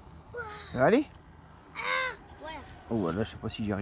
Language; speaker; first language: French; native; French